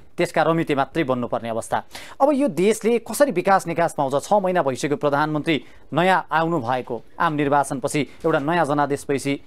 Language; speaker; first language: Nepali; native; Nepali